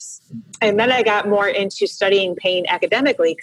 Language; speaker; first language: English; native; English